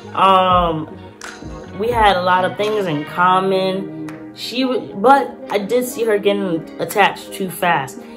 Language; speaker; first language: English; native; English